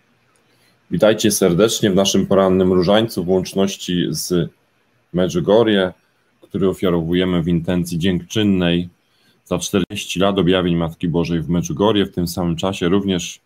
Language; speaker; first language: Polish; native; Polish